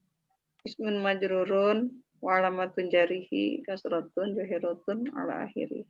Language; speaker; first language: Arabic; non-native, learner; Indonesian